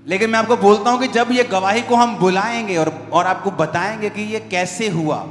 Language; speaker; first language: Hindi; non-native, local second language; Punjabi